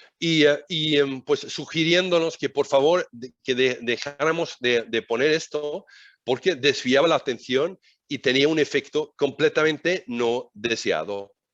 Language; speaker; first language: Spanish; non-native, fluent; Swedish